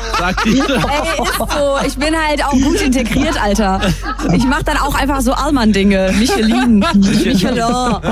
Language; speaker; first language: German; early bilingual, other home language; Turkish